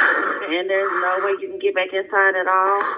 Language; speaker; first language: English; native; English